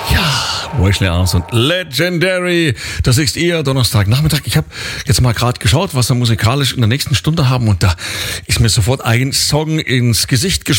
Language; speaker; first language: German; native; German